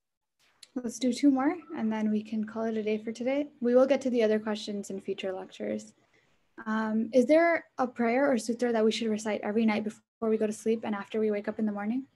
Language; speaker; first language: English; early bilingual, other home language; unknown